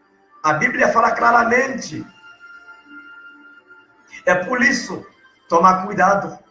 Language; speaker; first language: Portuguese; non-native, learner; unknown